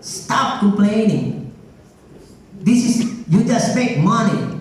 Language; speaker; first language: English; non-native, local second language; Filipino